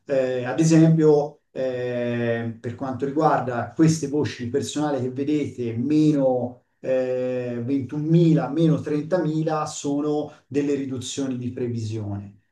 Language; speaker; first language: Italian; native; Italian